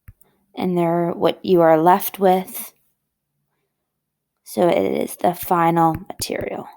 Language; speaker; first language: English; native; English